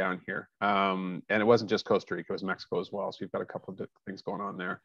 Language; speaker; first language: English; native; English